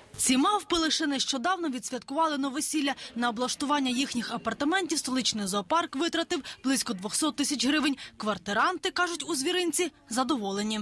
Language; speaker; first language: Ukrainian; native; Ukrainian